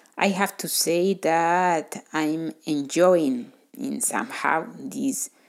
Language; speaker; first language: English; non-native, fluent; Spanish